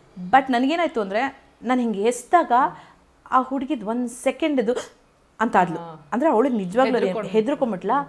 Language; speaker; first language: Kannada; native; Kannada